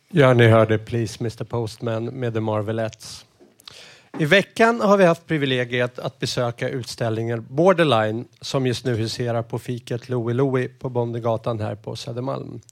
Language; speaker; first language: Swedish; native; Swedish